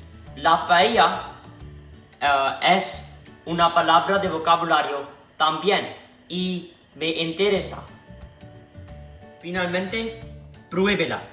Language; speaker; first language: Spanish; non-native, learner; English